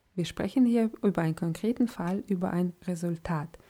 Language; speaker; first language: German; non-native, fluent; Russian